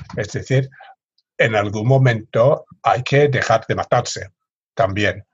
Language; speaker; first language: Spanish; non-native, fluent; English